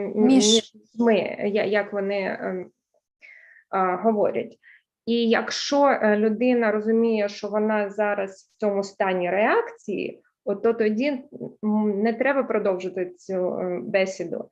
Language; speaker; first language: Ukrainian; early bilingual, heritage; Ukrainian